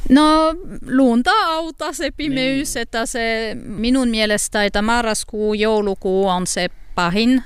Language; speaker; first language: Finnish; non-native, learner; French